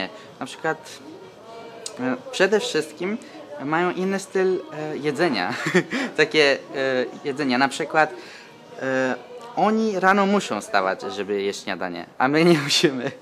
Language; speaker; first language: Polish; early bilingual, other home language; Turkish